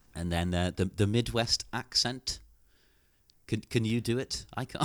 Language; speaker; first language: English; native; English